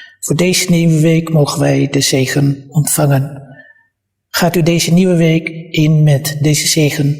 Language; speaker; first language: Dutch; early bilingual, other home language; Malay